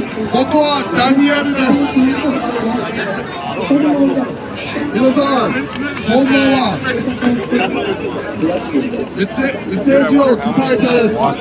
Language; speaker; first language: Japanese; non-native, learner; English